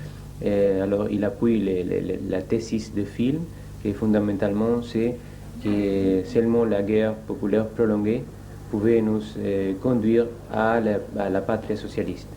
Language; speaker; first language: French; non-native, learner; Spanish